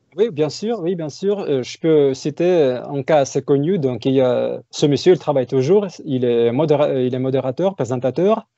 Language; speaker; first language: French; non-native, fluent; Russian